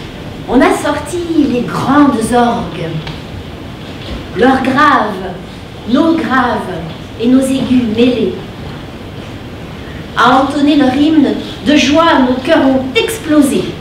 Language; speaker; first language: French; native; French